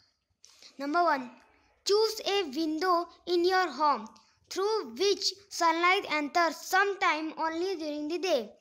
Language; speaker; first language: English; non-native, local second language; Hindi